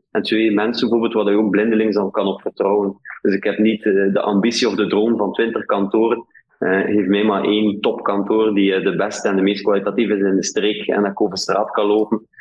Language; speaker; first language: Dutch; native; Dutch